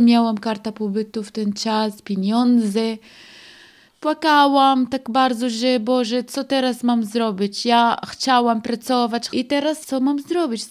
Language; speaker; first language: Polish; non-native, learner; Arabic